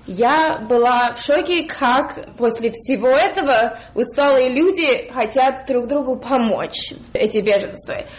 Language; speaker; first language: Russian; early bilingual, heritage; Russian